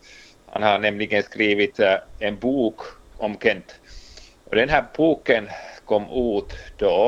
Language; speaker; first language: Swedish; non-native, local second language; Finnish